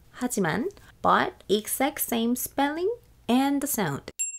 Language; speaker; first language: English; non-native, fluent; Korean